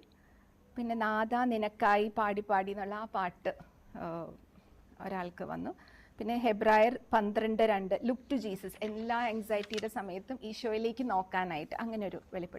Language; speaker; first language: Malayalam; native; Malayalam